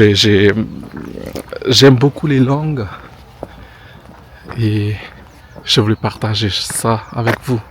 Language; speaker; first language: French; non-native, fluent; Indonesian